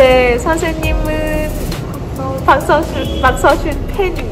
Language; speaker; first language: Korean; non-native, learner; Vietnamese